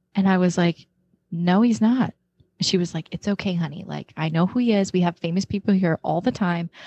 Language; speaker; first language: English; native; English